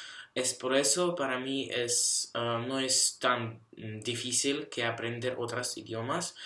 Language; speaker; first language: Spanish; non-native, learner; Russian